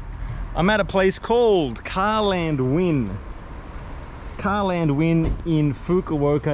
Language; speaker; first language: English; native; English